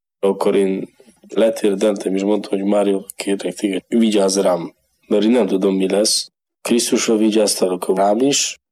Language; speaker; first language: Hungarian; non-native, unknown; Polish